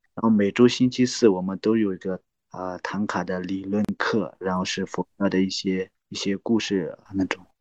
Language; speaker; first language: Chinese; non-native, local second language; Tibetan